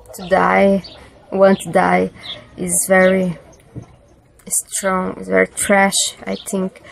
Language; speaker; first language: English; non-native, learner; Portuguese